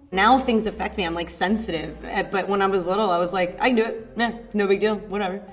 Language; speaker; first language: English; native; English